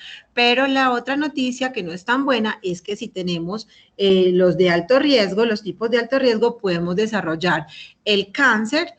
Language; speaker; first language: Spanish; native; Spanish